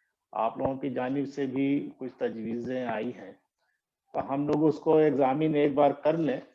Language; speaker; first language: Urdu; native; Urdu